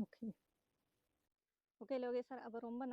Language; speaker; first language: Tamil; non-native, local second language; Malayalam